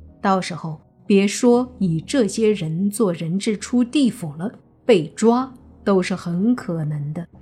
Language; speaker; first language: Chinese; native; Chinese